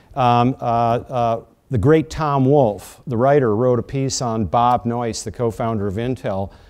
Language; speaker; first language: English; native; English